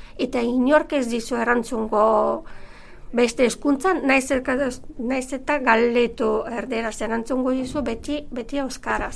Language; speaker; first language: Basque; non-native, fluent; Bulgarian